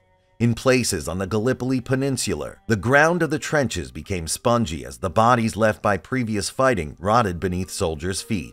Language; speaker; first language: English; native; English